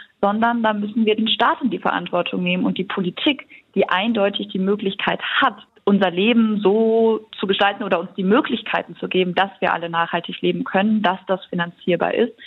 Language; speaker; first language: German; native; German